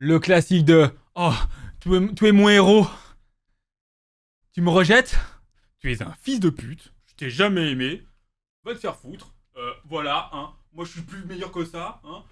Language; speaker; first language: French; native; French